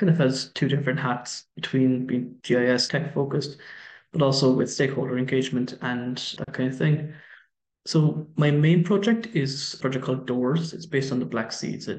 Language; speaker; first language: English; native; English